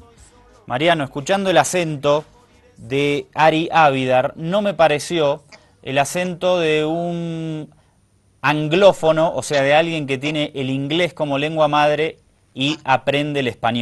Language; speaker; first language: Spanish; native; Spanish